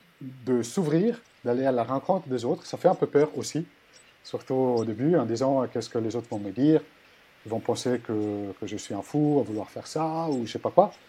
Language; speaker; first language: French; non-native, fluent; Italian